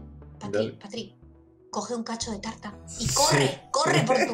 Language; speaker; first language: Spanish; native; Spanish